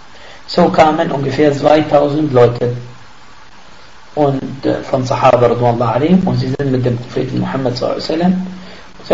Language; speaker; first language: German; non-native, fluent; Arabic